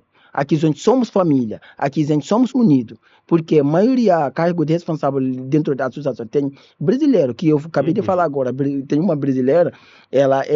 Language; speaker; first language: Portuguese; non-native, learner; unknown